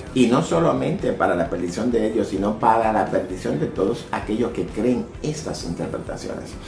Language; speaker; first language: Spanish; native; Spanish